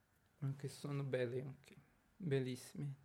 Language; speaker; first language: Italian; non-native, learner; Portuguese